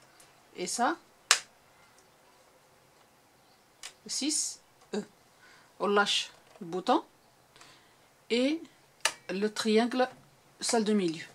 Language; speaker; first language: French; non-native, local second language; Arabic